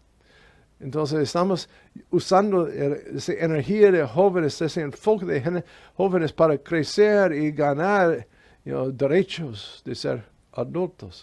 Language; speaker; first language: Spanish; non-native, fluent; English